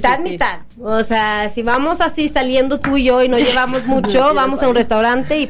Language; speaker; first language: Spanish; non-native, fluent; Swedish